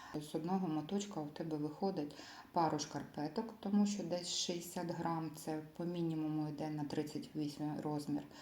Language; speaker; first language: Ukrainian; non-native, local second language; Russian